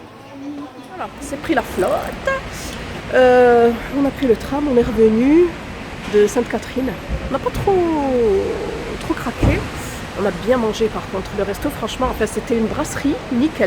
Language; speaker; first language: French; native; French